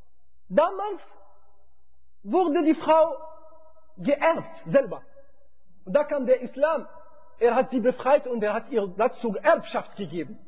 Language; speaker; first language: German; non-native, fluent; Arabic